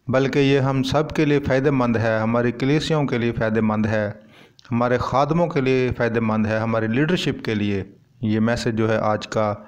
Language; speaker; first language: Urdu; non-native, local second language; Punjabi